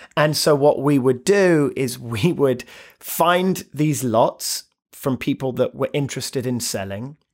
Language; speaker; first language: English; native; English